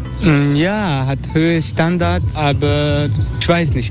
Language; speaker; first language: German; non-native, learner; Turkish